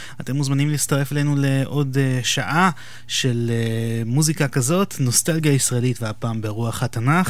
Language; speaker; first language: Hebrew; native; Hebrew